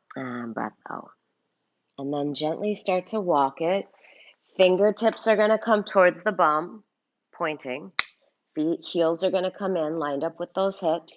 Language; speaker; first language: English; native; English